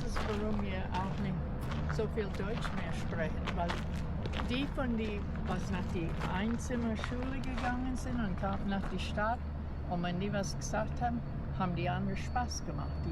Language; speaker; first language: German; early bilingual, heritage; German